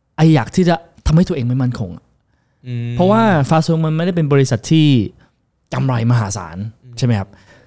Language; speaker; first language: Thai; non-native, fluent; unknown